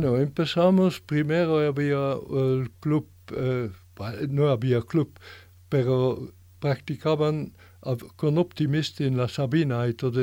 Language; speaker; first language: Spanish; non-native, fluent; French